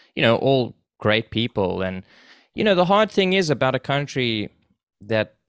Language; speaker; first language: English; native; English